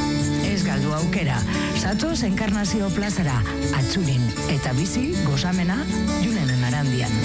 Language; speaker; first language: Basque; native; Basque